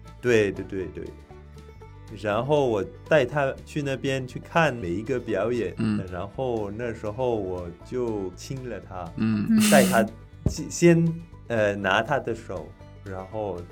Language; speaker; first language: Chinese; non-native, learner; French